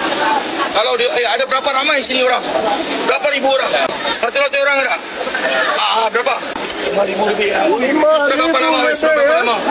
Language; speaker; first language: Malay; non-native, learner; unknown